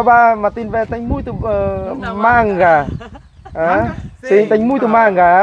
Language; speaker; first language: Portuguese; non-native, learner; Vietnamese